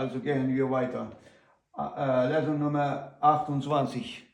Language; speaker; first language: German; non-native, learner; Ukrainian